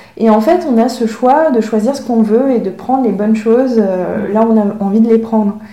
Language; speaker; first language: French; early bilingual, other home language; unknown